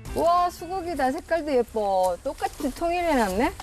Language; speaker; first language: Korean; native; Korean